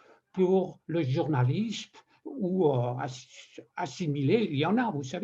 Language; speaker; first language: French; non-native, fluent; Persian